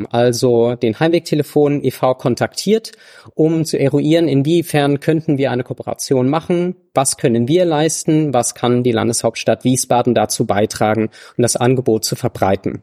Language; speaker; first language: German; native; German